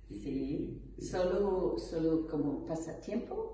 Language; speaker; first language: Spanish; non-native, learner; English